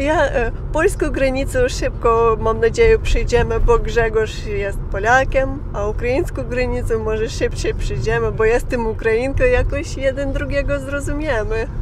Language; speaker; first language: Polish; non-native, learner; Ukrainian